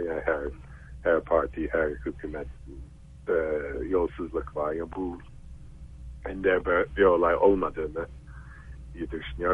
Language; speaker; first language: Turkish; non-native, fluent; English